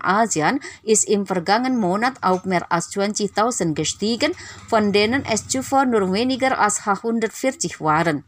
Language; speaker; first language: German; non-native, fluent; Indonesian